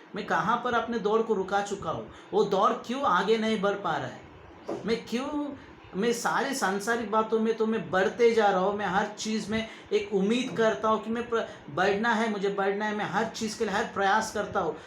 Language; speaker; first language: Hindi; non-native, local second language; Kannada